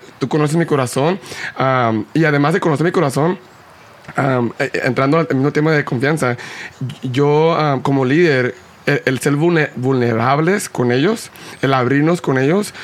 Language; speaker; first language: Spanish; early bilingual, heritage; Spanish